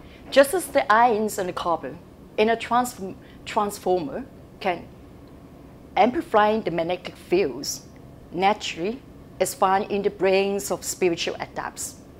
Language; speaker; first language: English; non-native, local second language; Cantonese